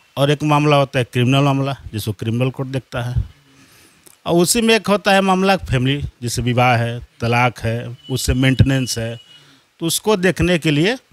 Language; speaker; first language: Hindi; native; Hindi